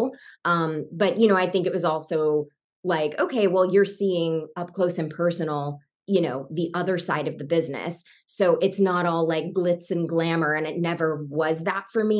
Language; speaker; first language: English; native; English